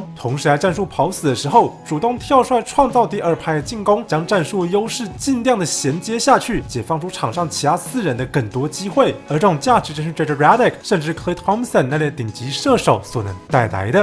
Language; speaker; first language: Chinese; native; Chinese